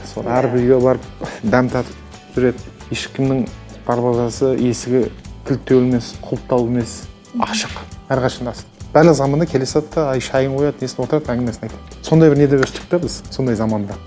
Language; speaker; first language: Kazakh; non-native, local second language; Karachay-Balkar